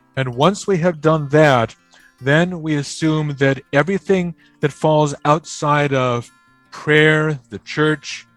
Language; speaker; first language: English; native; English